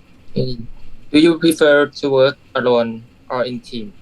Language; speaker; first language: English; non-native, learner; Thai